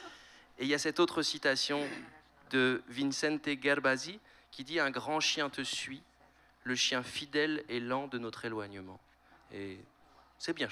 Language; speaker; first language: French; native; French